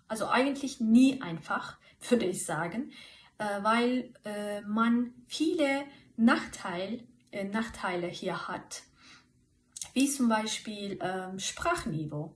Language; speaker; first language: German; non-native, fluent; Turkish